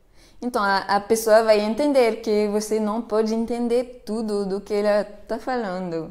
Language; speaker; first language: Portuguese; non-native, fluent; French